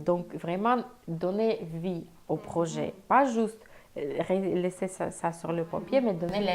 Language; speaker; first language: French; non-native, fluent; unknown